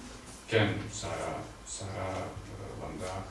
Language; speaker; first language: Hebrew; non-native, learner; Serbian